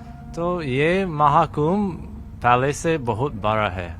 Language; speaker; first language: Hindi; non-native, learner; English